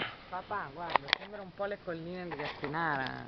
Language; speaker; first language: Italian; native; Italian